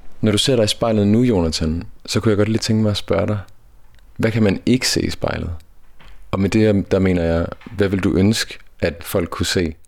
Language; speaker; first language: Danish; native; Danish